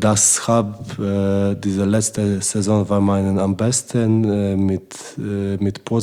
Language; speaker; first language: German; non-native, learner; Polish